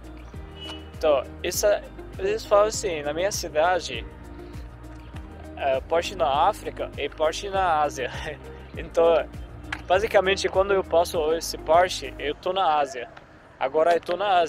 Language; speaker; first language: Portuguese; non-native, fluent; Arabic